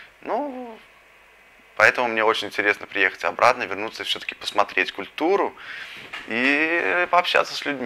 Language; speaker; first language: Russian; early bilingual, heritage; Russian